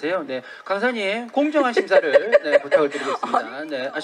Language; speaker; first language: Korean; native; Korean